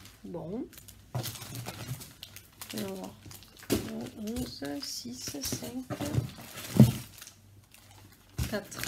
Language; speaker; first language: French; native; French